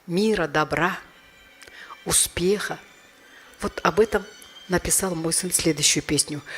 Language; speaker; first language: Russian; non-native, local second language; Uyghur